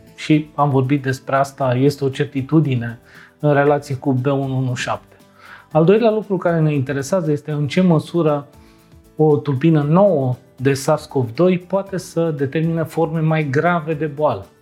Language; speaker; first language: Romanian; native; Romanian